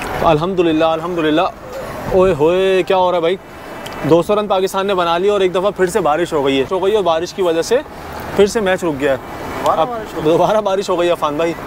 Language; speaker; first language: Urdu; native; Urdu